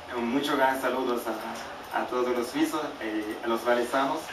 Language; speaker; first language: Spanish; non-native, fluent; French